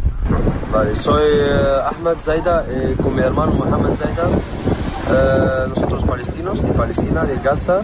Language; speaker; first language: Spanish; non-native, learner; Arabic